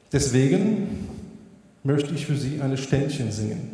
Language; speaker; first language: German; non-native, fluent; Hebrew